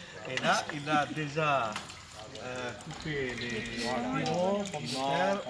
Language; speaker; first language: French; non-native, learner; Hindi